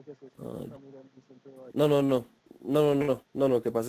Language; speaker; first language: Spanish; native; Spanish